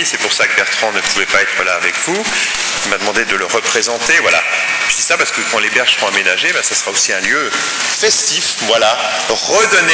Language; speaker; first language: French; native; French